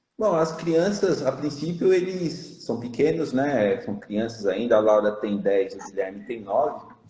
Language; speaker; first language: Portuguese; native; Portuguese